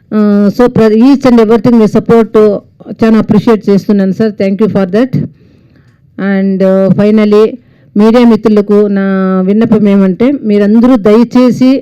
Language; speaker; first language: Telugu; native; Telugu